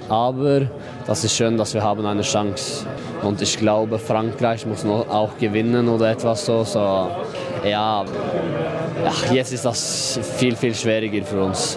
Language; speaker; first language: German; non-native, fluent; Norwegian